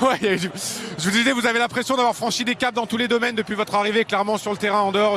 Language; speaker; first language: French; native; French